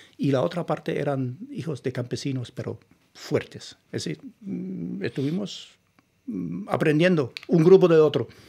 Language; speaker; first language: Spanish; non-native, fluent; German